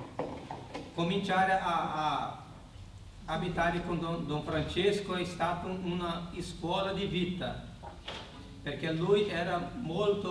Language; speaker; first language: Italian; non-native, learner; Portuguese